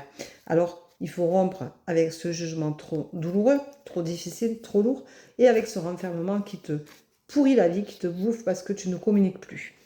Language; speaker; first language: French; native; French